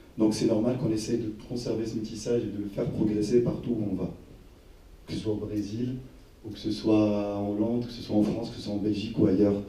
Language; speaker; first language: French; non-native, local second language; Arabic